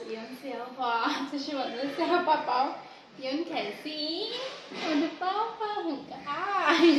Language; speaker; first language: Chinese; non-native, learner; Nepali